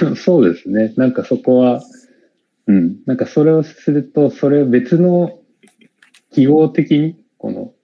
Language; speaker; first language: Japanese; native; Japanese